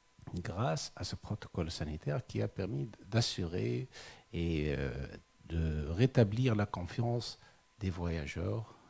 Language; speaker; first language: French; non-native, local second language; Arabic